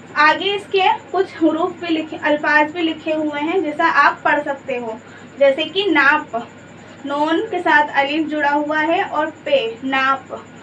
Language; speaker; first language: Hindi; native; Hindi